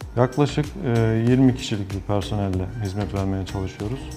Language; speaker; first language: Turkish; native; Turkish